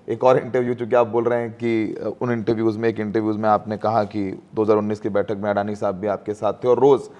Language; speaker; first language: Hindi; native; Hindi